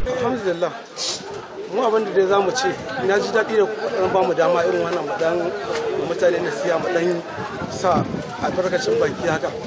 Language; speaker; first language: Hausa; native; Hausa